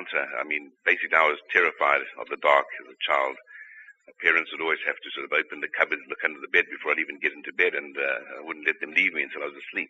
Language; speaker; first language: English; native; English